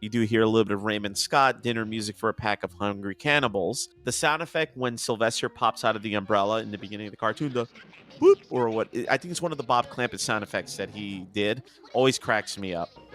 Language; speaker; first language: English; native; English